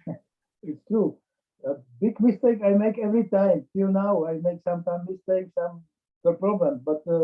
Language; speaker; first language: English; non-native, learner; Czech